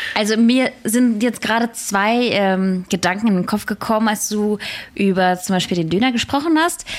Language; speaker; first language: German; early bilingual, other home language; Russian